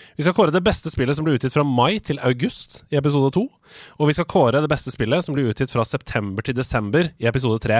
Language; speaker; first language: Norwegian; native; Norwegian